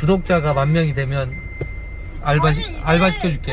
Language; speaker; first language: Korean; native; Korean